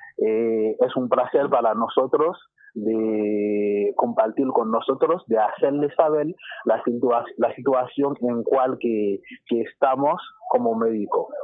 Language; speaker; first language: Spanish; non-native, fluent; Haitian Creole